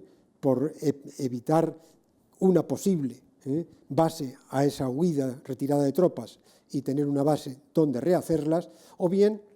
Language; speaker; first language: Spanish; native; Spanish